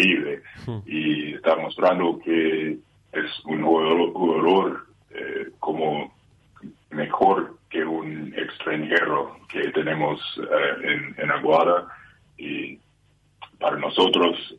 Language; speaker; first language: Spanish; non-native, learner; English